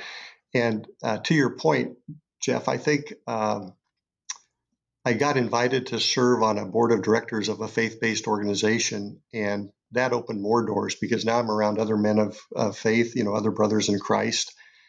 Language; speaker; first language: English; native; English